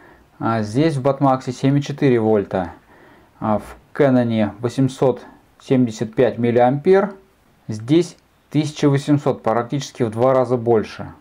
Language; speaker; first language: Russian; native; Russian